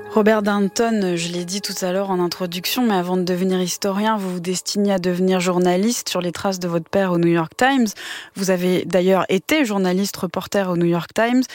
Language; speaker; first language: French; native; French